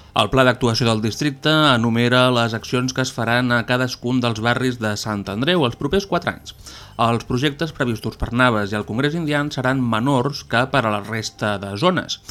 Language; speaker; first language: Catalan; native; Catalan